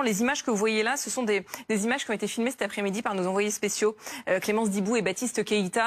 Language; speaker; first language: French; native; French